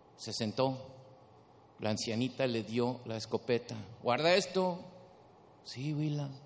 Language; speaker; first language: Spanish; early bilingual, heritage; Spanish